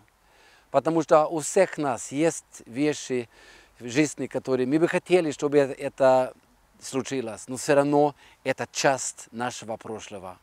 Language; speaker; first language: Russian; non-native, fluent; Norwegian